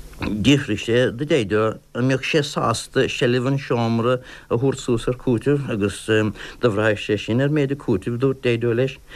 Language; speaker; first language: Irish; non-native, local second language; English